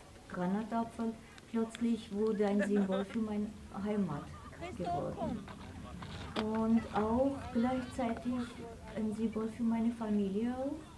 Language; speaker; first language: German; non-native, fluent; Armenian